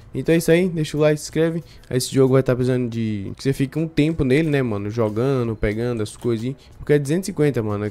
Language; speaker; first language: Portuguese; native; Portuguese